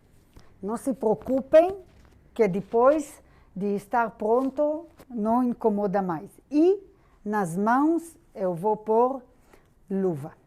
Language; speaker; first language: Portuguese; non-native, fluent; Hebrew